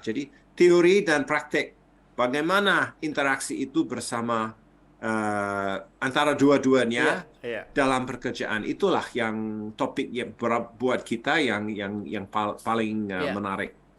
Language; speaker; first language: Indonesian; non-native, fluent; English